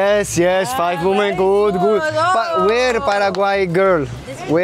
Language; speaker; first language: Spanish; non-native, learner; Georgian